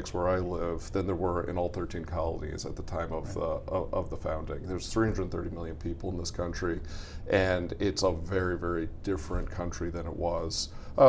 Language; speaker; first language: English; native; English